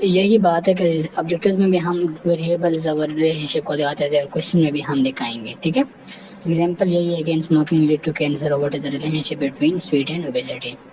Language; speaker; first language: Urdu; non-native, local second language; Pashto